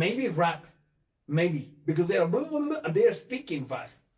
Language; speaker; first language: English; non-native, fluent; Spanish